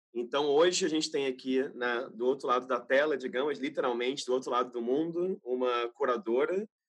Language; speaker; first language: Portuguese; native; Portuguese